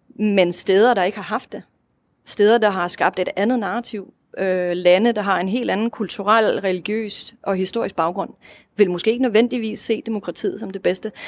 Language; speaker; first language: Danish; non-native, fluent; Russian